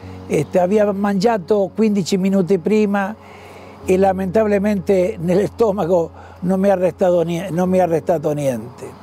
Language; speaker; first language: Italian; early bilingual, heritage; Italian